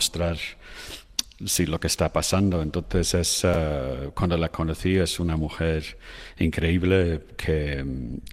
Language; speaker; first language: Spanish; non-native, fluent; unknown